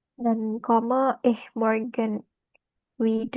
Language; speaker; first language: German; non-native, learner; Indonesian